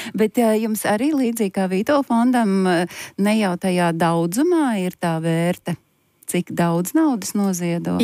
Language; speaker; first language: Latvian; native; Latvian